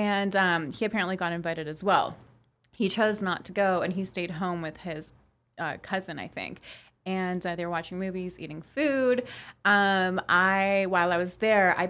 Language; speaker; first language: English; non-native, fluent; Polish